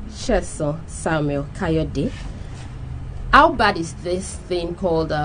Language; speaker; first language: English; non-native, local second language; Yoruba